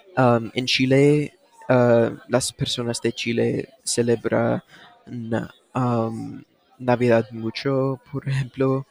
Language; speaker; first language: Spanish; non-native, learner; English